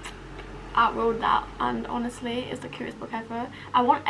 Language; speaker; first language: English; native; English